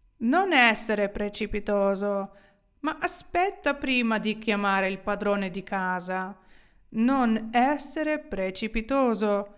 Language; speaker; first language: Italian; non-native, fluent; Ukrainian